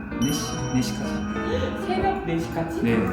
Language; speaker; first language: Korean; non-native, learner; Japanese